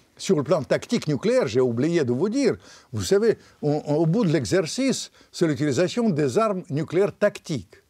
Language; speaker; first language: French; non-native, fluent; Russian